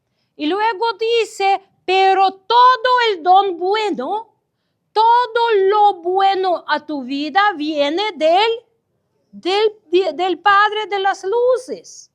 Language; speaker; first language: Spanish; non-native, fluent; Ukrainian